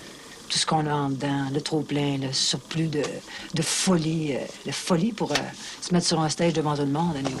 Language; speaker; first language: French; native; French